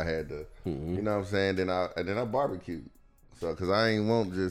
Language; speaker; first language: English; native; English